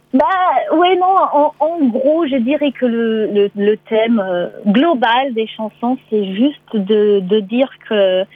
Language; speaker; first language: French; non-native, fluent; English